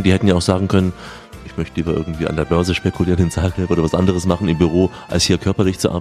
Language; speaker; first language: German; native; German